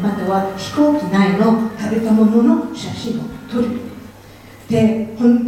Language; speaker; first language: Japanese; non-native, fluent; French